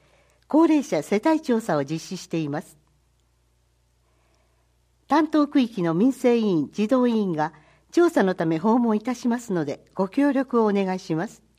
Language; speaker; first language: Japanese; native; Japanese